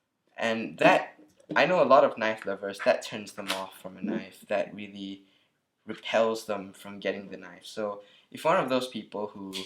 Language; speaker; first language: English; native; English